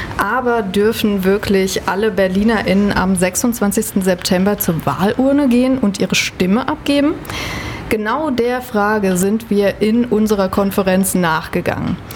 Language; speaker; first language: German; native; German